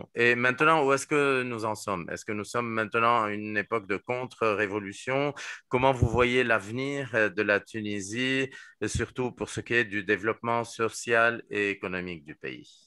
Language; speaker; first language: French; non-native, fluent; Spanish